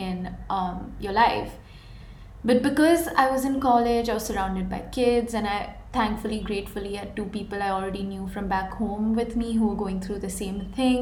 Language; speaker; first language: English; non-native, local second language; Hindi